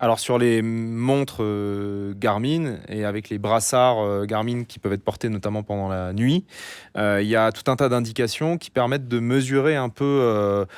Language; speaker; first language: French; native; French